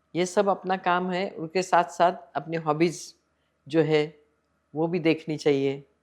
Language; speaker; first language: Hindi; non-native, local second language; Marathi